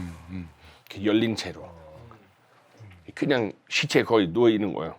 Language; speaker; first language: Korean; non-native, fluent; English